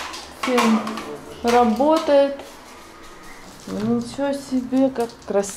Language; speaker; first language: Russian; native; Russian